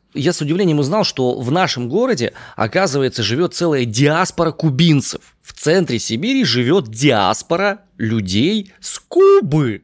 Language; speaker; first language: Russian; native; Russian